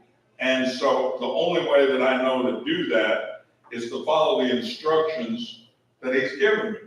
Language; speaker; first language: English; native; English